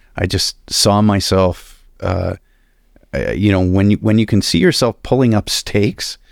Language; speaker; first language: English; native; English